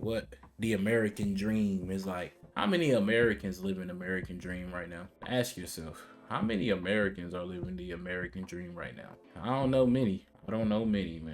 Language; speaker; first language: English; native; English